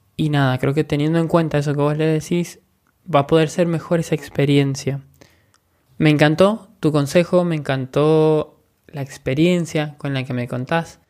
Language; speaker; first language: Spanish; native; Spanish